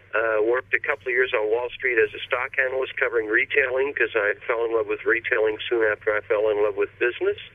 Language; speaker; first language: English; native; English